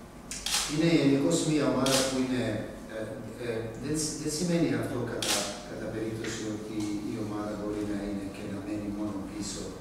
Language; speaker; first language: Greek; non-native, fluent; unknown